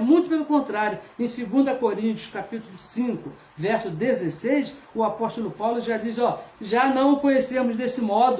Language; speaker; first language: Portuguese; native; Portuguese